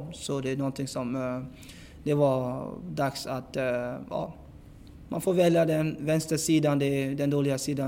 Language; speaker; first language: Swedish; non-native, fluent; English